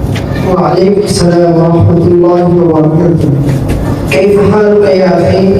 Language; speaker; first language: Arabic; non-native, learner; Bangla